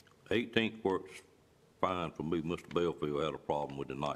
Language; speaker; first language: English; native; English